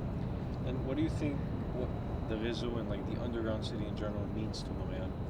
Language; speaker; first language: English; non-native, local second language; French